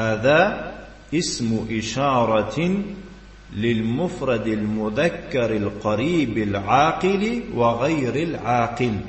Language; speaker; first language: Arabic; non-native, fluent; Tajik